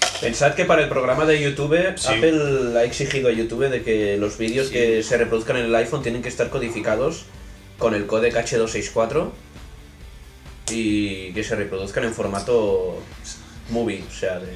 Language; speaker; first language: Spanish; native; Spanish